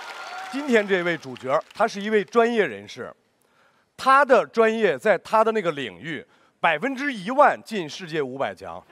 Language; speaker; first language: Chinese; native; Chinese